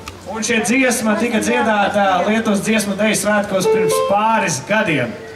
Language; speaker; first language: Latvian; native; Latvian